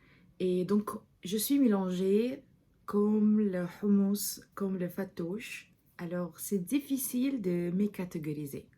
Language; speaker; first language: French; non-native, fluent; English